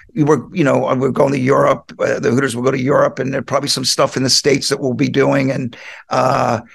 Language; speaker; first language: English; native; English